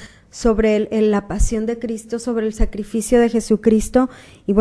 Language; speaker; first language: Spanish; native; Spanish